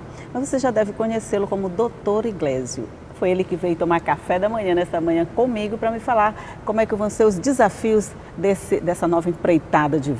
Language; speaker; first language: Portuguese; native; Portuguese